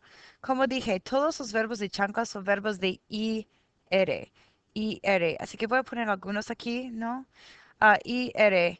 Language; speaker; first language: Spanish; non-native, fluent; English